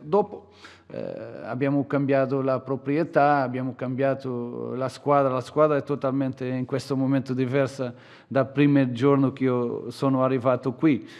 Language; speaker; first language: Italian; non-native, fluent; Portuguese